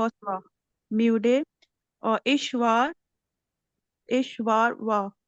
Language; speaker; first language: German; non-native, learner; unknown